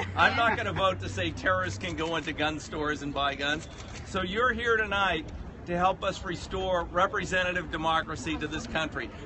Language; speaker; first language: English; native; English